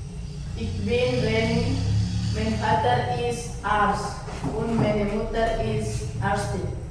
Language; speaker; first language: German; non-native, learner; Indonesian